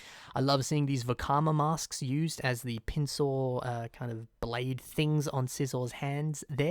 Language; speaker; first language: English; native; English